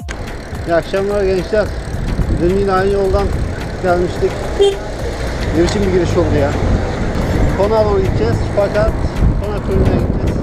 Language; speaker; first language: Turkish; native; Turkish